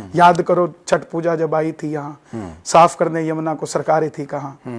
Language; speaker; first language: Hindi; non-native, local second language; Punjabi